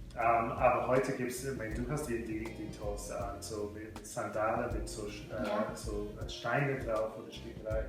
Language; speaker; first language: German; non-native, fluent; English